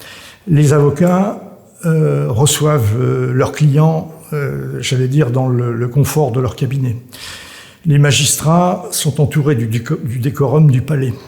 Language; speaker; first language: French; native; French